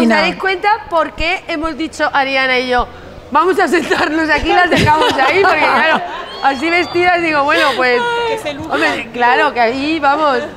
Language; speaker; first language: Spanish; native; Spanish